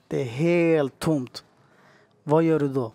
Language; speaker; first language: Swedish; native; Swedish